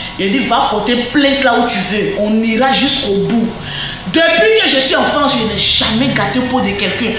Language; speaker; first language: French; non-native, local second language; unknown